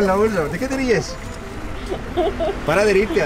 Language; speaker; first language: Spanish; non-native, fluent; French